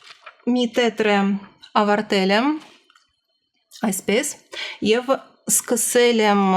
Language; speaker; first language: Armenian; non-native, learner; Russian